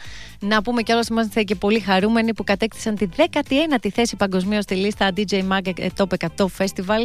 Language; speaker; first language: Greek; native; Greek